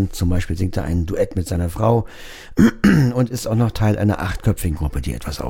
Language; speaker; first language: German; native; German